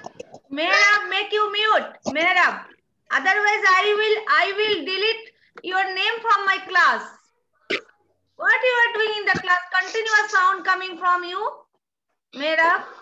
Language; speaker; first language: English; non-native, learner; Bangla